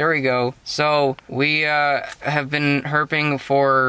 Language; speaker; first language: English; native; English